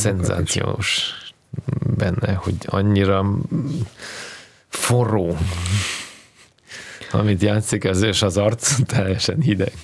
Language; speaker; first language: Hungarian; non-native, fluent; Russian